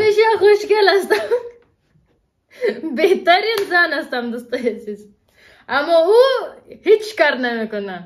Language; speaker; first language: Persian; non-native, learner; German